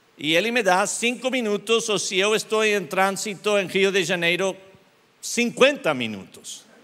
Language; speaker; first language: Portuguese; non-native, learner; English